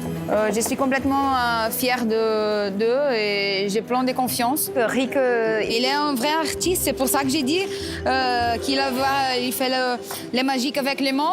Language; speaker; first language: French; non-native, learner; Portuguese